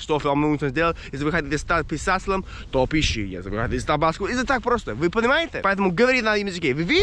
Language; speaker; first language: Russian; non-native, fluent; English